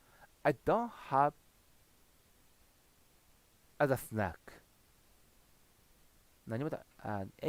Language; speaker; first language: English; non-native, learner; Japanese